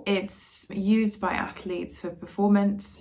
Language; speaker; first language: English; native; English